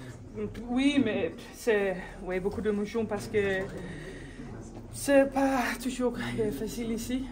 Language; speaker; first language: French; non-native, learner; Danish